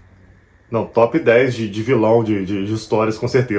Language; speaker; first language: Portuguese; native; Portuguese